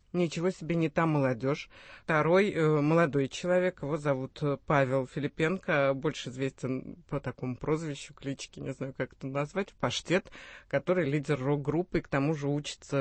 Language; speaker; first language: Russian; native; Russian